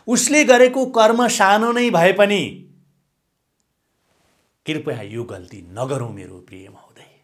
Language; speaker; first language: Nepali; native; Nepali